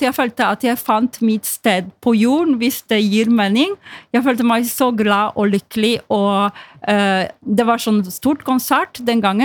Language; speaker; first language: Norwegian; non-native, fluent; Polish